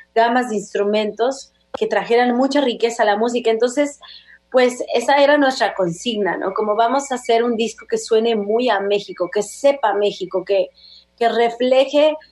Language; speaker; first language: Spanish; native; Spanish